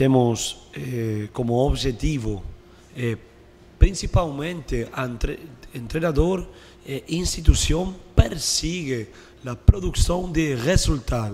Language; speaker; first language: Portuguese; non-native, learner; Spanish